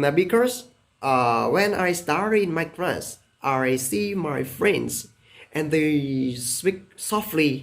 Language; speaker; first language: English; non-native, learner; Vietnamese